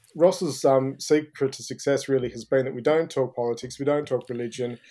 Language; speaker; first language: English; native; English